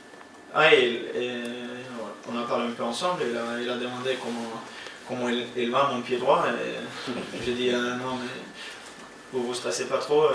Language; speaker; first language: French; non-native, fluent; Norwegian